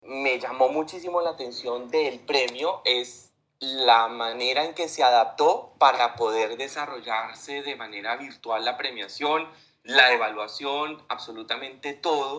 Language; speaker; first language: Spanish; native; Spanish